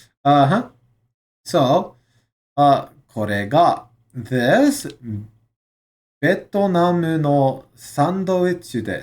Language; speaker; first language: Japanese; non-native, learner; English